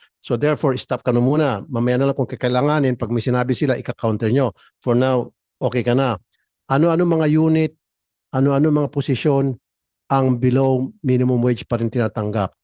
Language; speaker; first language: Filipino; native; Filipino